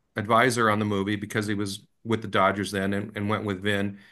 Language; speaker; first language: English; native; English